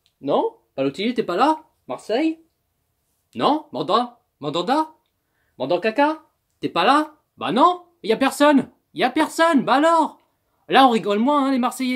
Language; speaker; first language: French; native; French